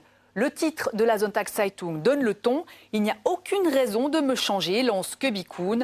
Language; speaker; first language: French; native; French